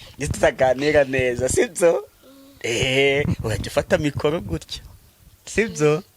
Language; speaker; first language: Kinyarwanda; native; Kinyarwanda